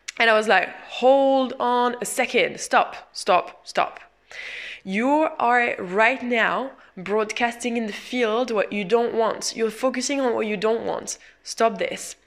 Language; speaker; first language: English; non-native, fluent; French